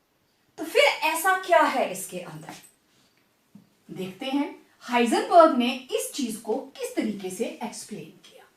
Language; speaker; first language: Hindi; native; Hindi